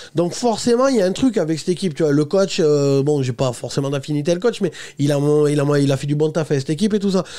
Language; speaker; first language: French; native; French